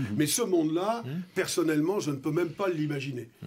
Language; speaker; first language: French; native; French